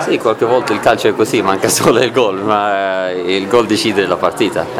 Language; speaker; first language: Italian; non-native, learner; Swedish